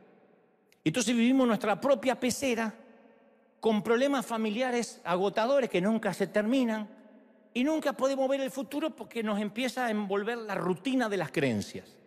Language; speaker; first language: Spanish; native; Spanish